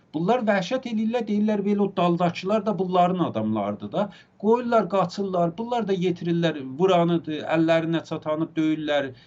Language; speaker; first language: Azerbaijani; native; Azerbaijani